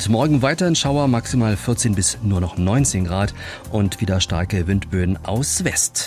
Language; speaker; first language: German; native; German